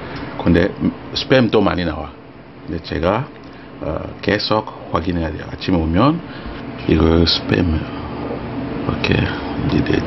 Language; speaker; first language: Korean; non-native, learner; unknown